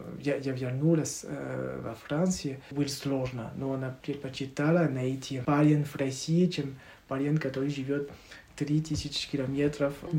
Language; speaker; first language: Russian; non-native, learner; French